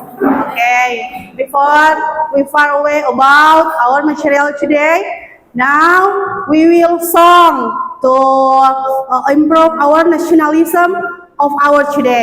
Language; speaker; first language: English; non-native, learner; Indonesian